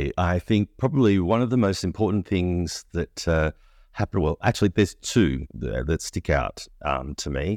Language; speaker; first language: English; native; English